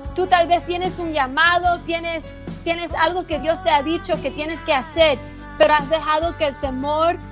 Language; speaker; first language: Spanish; early bilingual, heritage; Spanish